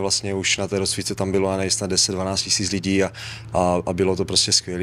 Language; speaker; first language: Czech; native; Czech